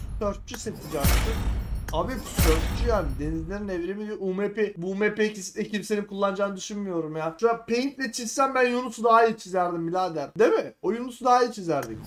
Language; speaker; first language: Turkish; native; Turkish